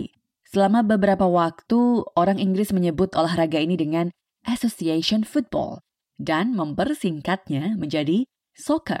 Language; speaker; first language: Indonesian; native; Indonesian